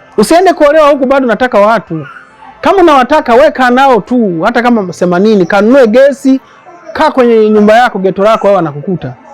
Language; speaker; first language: Swahili; native; Swahili